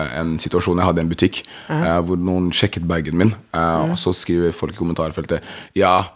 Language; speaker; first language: Norwegian; native; Norwegian